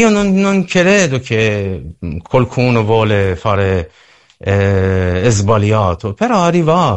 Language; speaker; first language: Italian; non-native, learner; Persian